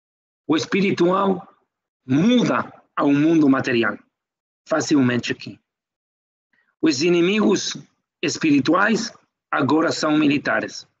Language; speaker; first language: Portuguese; non-native, fluent; Spanish